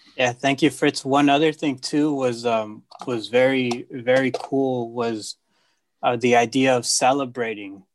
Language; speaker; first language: English; native; English